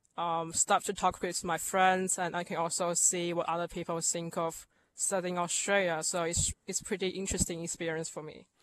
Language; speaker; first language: English; non-native, fluent; Chinese